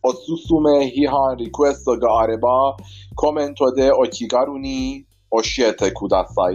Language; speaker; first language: Japanese; non-native, fluent; Persian